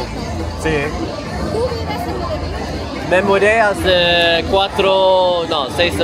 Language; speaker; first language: Spanish; non-native, fluent; Swedish